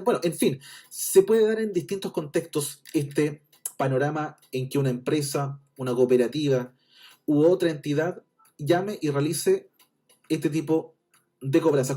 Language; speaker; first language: Spanish; native; Spanish